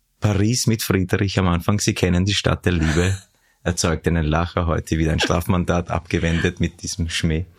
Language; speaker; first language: German; early bilingual, other home language; Arabic